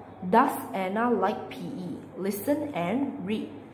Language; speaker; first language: English; non-native, local second language; Chinese